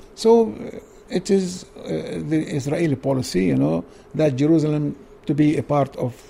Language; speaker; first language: English; non-native, learner; Arabic